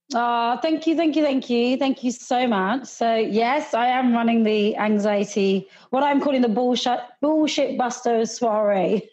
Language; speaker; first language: English; early bilingual, other home language; Hindi